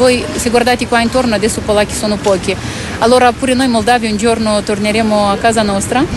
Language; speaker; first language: Italian; non-native, fluent; Romanian